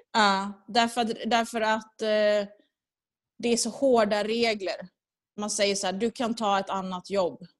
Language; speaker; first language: Swedish; early bilingual, other home language; Persian